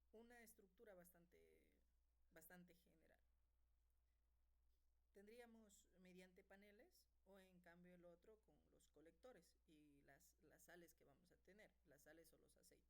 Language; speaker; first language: Spanish; native; Spanish